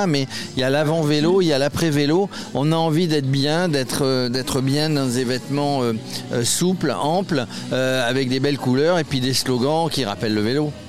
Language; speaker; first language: French; native; French